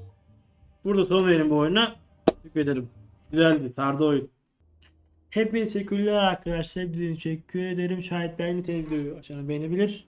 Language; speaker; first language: Turkish; native; Turkish